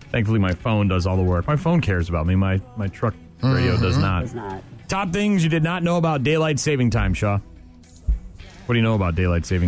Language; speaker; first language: English; native; English